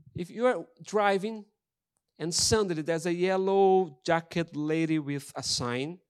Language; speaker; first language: English; non-native, fluent; Portuguese